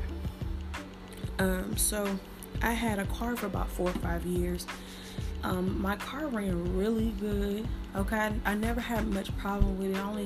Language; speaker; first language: English; native; English